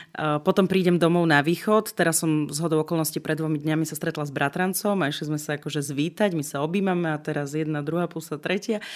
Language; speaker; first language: Slovak; native; Slovak